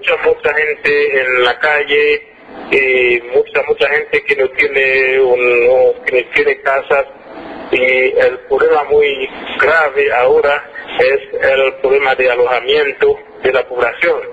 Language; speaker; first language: Spanish; non-native, fluent; French